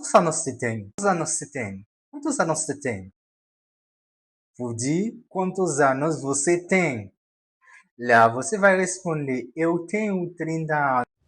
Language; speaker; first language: Portuguese; non-native, learner; Haitian Creole